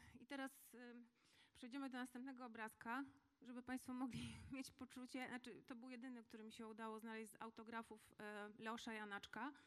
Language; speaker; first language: Polish; native; Polish